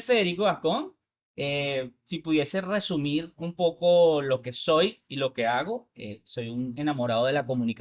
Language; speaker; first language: Spanish; native; Spanish